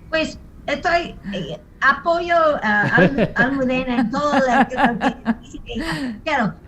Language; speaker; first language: Spanish; non-native, fluent; English